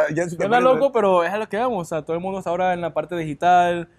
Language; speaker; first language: Spanish; native; Spanish